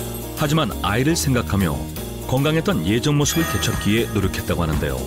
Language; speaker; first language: Korean; native; Korean